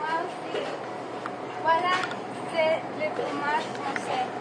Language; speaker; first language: French; non-native, learner; English